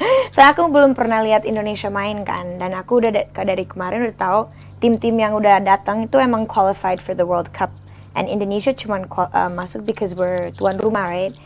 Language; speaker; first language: Indonesian; early bilingual, other home language; English